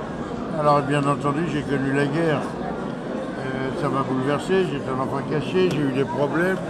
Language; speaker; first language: French; early bilingual, other home language; Yiddish